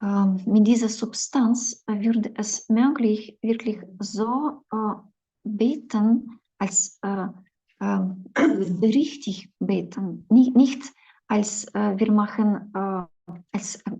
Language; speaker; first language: German; non-native, fluent; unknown